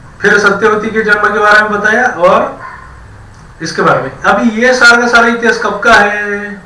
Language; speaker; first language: Hindi; non-native, local second language; Marathi